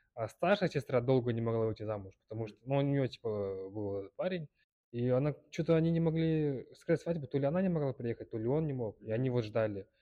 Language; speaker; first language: Russian; early bilingual, other home language; Kyrgyz